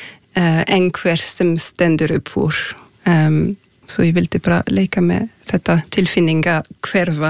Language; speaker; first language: Icelandic; non-native, fluent; French